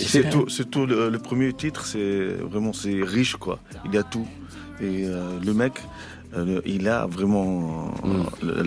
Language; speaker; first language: French; non-native, learner; English